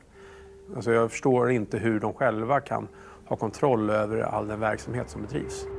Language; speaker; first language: Swedish; native; Swedish